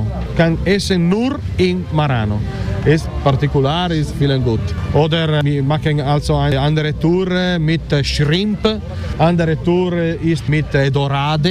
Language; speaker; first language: German; non-native, learner; Italian